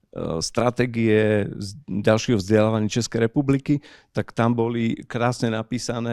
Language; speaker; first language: Slovak; native; Slovak